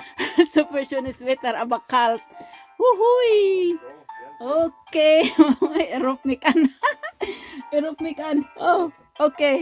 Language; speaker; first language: German; non-native, learner; Filipino